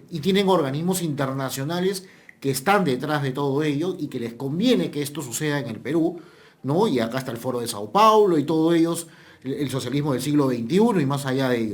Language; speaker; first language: Spanish; native; Spanish